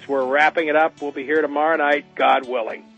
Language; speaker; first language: English; native; English